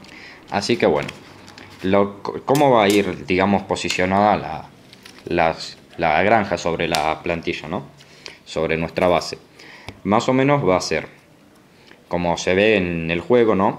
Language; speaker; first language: Spanish; native; Spanish